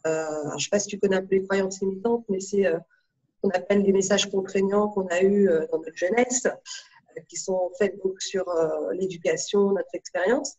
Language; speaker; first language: French; native; French